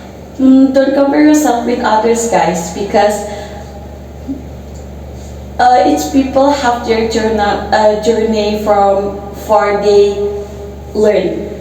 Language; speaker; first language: English; non-native, learner; Indonesian